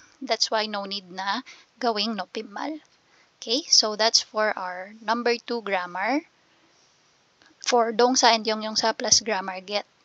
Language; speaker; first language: English; non-native, local second language; Filipino